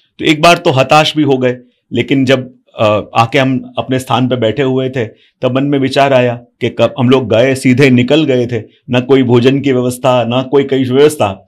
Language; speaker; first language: Hindi; non-native, local second language; Gujarati